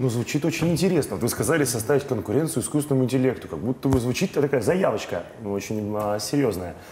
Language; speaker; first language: Russian; native; Russian